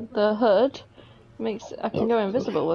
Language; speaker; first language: English; native; English